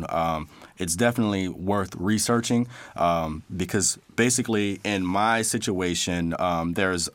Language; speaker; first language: English; native; English